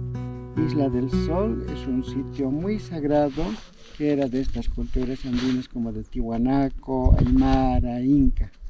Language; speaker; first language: Spanish; native; Spanish